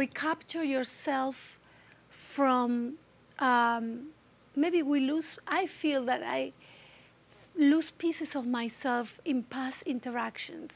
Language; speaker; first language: English; non-native, fluent; Spanish